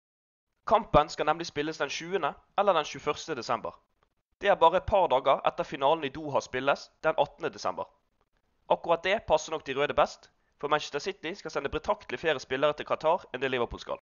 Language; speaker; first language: Norwegian; native; Norwegian